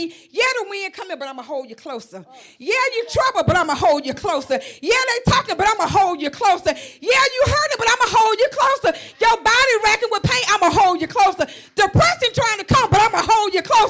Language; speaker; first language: English; native; English